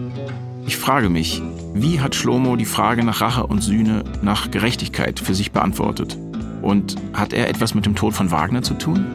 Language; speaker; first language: German; native; German